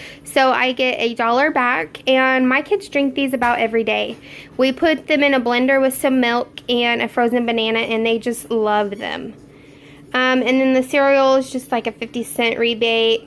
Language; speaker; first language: English; native; English